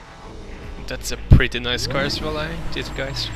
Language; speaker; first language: English; non-native, fluent; Norwegian